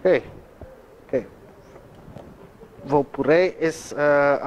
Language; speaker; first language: Portuguese; non-native, learner; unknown